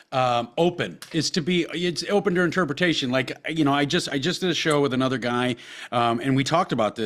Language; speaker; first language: English; native; English